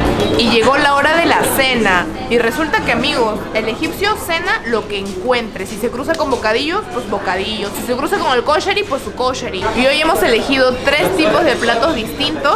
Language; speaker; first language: Spanish; native; Spanish